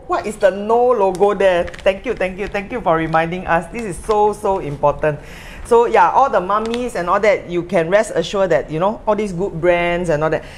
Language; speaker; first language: English; non-native, local second language; Chinese